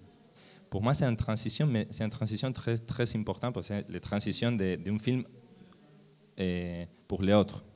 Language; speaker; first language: French; non-native, learner; Spanish